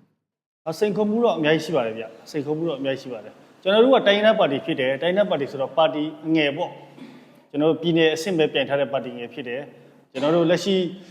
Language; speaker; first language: Burmese; non-native, local second language; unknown